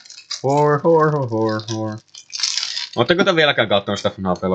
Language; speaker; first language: Finnish; native; Finnish